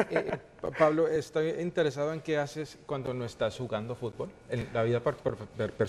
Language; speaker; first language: Spanish; native; Spanish